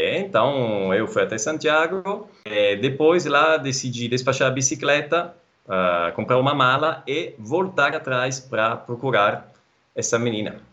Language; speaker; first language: Portuguese; non-native, fluent; Italian